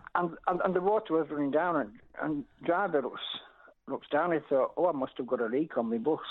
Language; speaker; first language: English; native; English